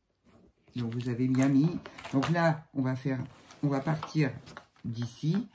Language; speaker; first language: French; native; French